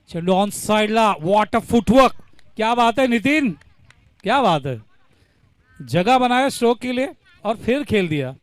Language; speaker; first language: Hindi; non-native, local second language; Marathi